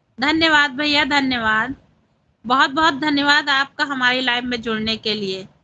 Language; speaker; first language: Hindi; native; Hindi